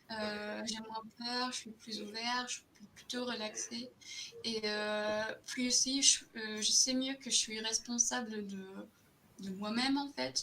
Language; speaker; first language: French; non-native, fluent; German